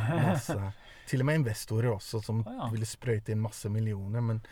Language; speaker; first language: Norwegian; early bilingual, other home language; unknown